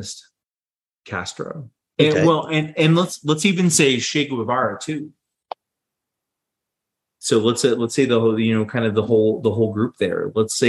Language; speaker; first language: English; native; English